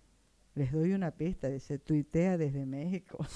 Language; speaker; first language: Spanish; native; Spanish